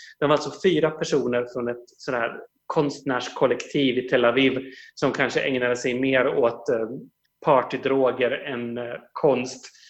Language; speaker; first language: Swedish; native; Swedish